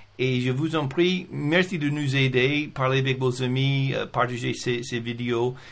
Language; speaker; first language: French; non-native, fluent; English